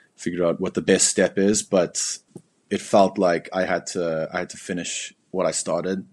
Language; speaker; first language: English; native; English